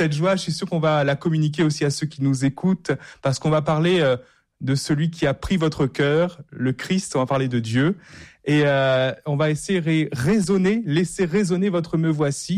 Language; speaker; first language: French; native; French